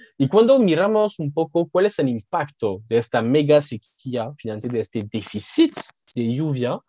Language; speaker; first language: Spanish; non-native, fluent; French